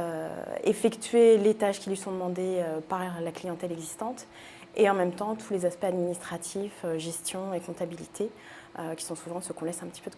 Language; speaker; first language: French; native; French